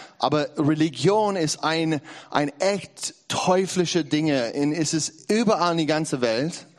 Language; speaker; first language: German; non-native, learner; English